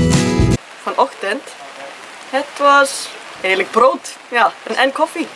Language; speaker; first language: Dutch; non-native, learner; Icelandic